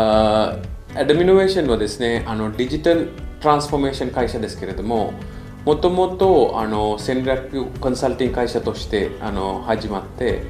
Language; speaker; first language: Japanese; non-native, fluent; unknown